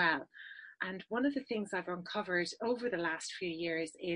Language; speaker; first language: English; native; English